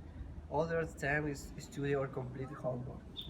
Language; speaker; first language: English; non-native, learner; Spanish